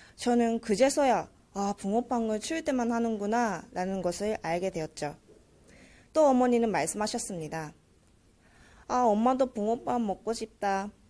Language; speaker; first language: Korean; early bilingual, heritage; Korean